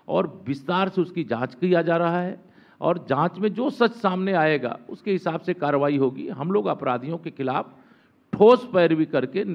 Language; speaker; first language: Hindi; native; Hindi